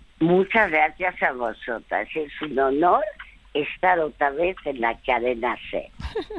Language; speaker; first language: Spanish; early bilingual, other home language; French